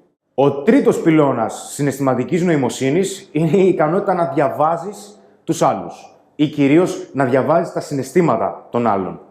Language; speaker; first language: Greek; native; Greek